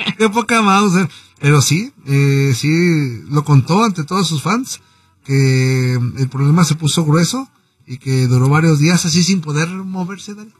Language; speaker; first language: Spanish; native; Spanish